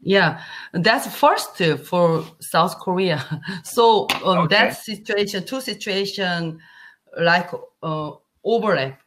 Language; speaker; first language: English; non-native, learner; Korean